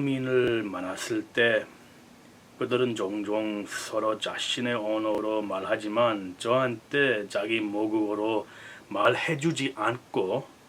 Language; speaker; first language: Korean; non-native, fluent; English